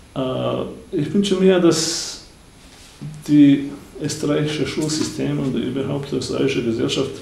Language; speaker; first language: German; non-native, fluent; Bosnian